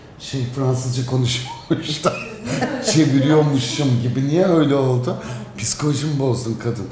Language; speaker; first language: Turkish; native; Turkish